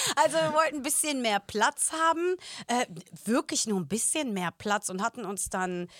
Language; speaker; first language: German; native; German